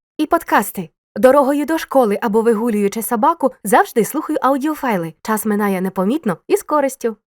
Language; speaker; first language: Ukrainian; native; Ukrainian